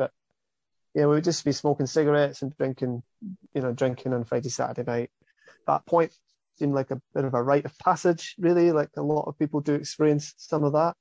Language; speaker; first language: English; native; English